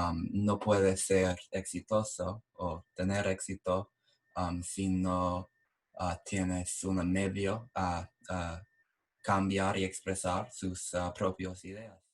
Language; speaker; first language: Spanish; non-native, learner; English